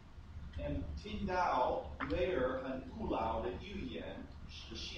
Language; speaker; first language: Chinese; non-native, fluent; English